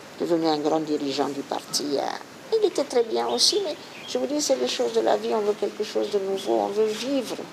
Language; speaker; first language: French; non-native, fluent; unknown